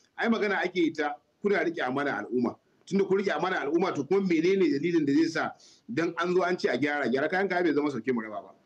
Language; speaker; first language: Hausa; native; Hausa